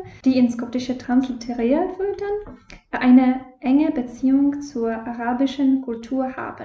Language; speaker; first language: German; non-native, fluent; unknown